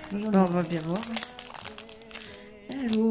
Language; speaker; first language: French; native; French